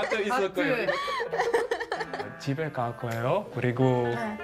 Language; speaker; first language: Korean; non-native, learner; English